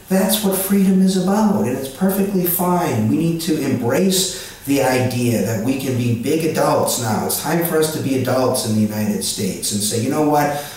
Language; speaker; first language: English; native; English